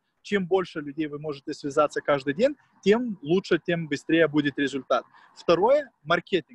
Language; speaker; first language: Russian; non-native, fluent; Lithuanian